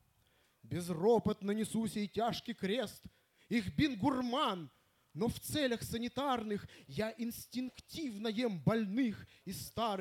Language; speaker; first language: Russian; native; Russian